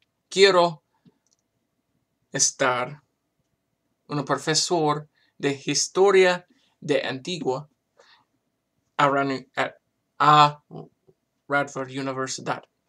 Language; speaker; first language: Spanish; non-native, learner; English